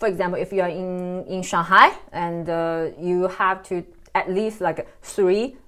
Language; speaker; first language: English; non-native, fluent; Chinese